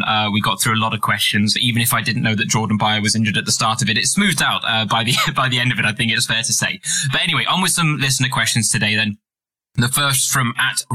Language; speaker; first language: English; native; English